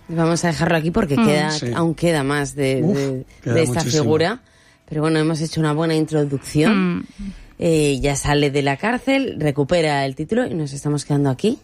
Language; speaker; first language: Spanish; native; Spanish